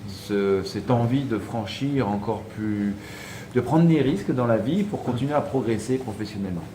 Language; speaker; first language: French; native; French